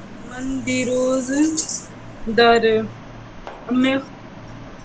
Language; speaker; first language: Persian; non-native, learner; Urdu